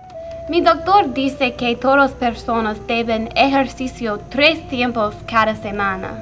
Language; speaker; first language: Spanish; non-native, learner; English